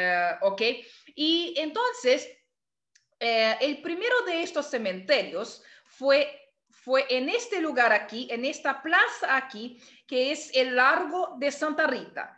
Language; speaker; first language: Spanish; non-native, fluent; Portuguese